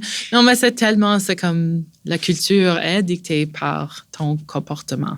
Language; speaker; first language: French; non-native, local second language; English